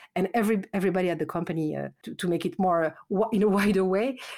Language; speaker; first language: English; non-native, fluent; French